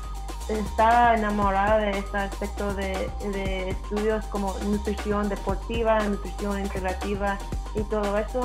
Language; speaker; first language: Spanish; early bilingual, heritage; English